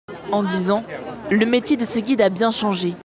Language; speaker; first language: French; native; French